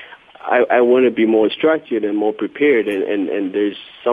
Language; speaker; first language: English; non-native, local second language; Akan